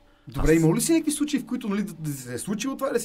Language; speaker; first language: Bulgarian; native; Bulgarian